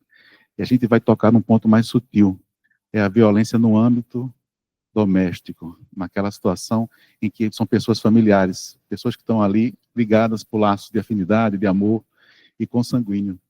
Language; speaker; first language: Portuguese; native; Portuguese